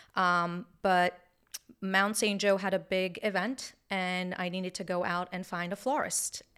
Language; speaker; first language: English; early bilingual, other home language; Hebrew